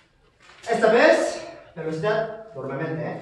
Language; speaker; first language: Spanish; non-native, learner; Korean